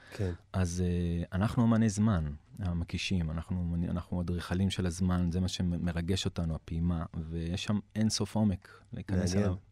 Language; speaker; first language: Hebrew; early bilingual, other home language; English